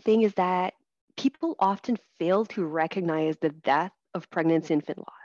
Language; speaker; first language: English; non-native, fluent; French